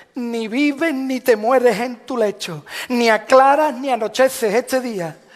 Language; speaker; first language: Spanish; native; Spanish